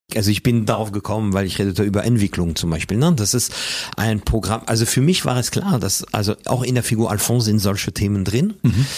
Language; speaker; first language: German; non-native, fluent; French